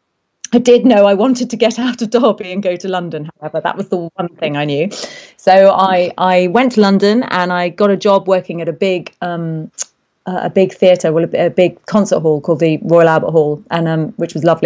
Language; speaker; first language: English; native; English